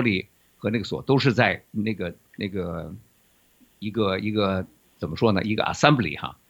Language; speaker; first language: Chinese; native; Chinese